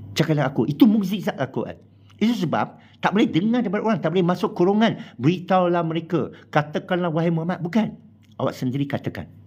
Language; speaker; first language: Malay; non-native, local second language; Chinese